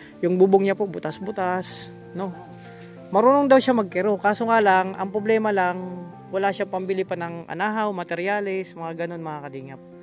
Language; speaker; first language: Filipino; non-native, local second language; Cebuano